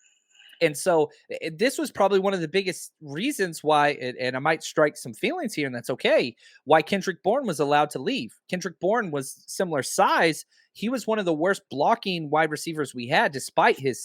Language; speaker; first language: English; native; English